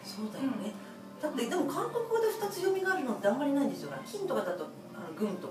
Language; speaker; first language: Japanese; native; Japanese